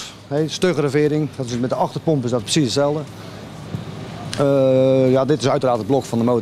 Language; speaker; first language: Dutch; native; Dutch